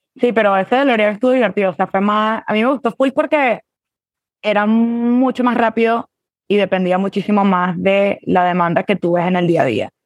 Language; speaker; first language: Spanish; early bilingual, heritage; Spanish